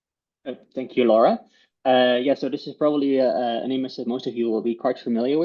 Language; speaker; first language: English; non-native, fluent; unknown